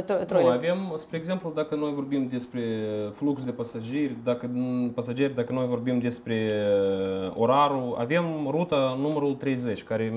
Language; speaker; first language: Romanian; non-native, local second language; Russian